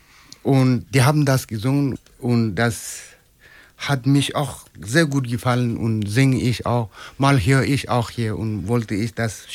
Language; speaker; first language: German; non-native, learner; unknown